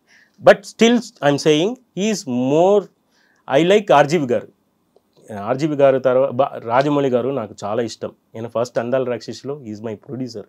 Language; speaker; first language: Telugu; non-native, fluent; Tamil